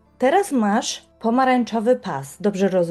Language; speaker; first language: Polish; native; Polish